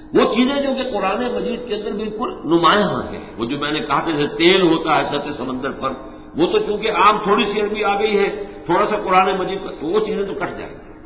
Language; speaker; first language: Urdu; native; Urdu